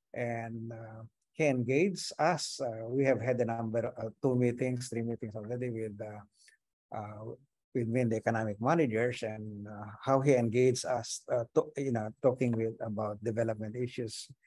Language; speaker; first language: English; non-native, local second language; Iloko